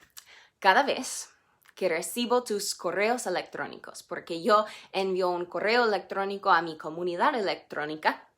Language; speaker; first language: Spanish; non-native, fluent; English